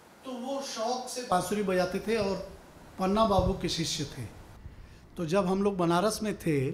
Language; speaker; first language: Hindi; native; Hindi